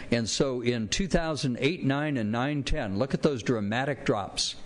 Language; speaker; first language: English; native; English